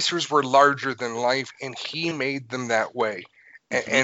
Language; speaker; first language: English; native; English